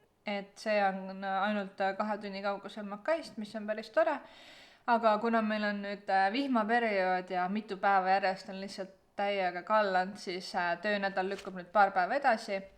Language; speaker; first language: Estonian; native; Estonian